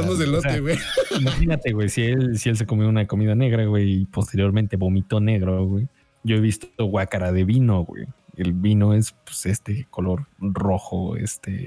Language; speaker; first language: Spanish; native; Spanish